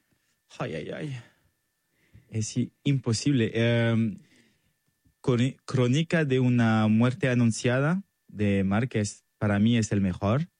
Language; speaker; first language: Spanish; non-native, learner; French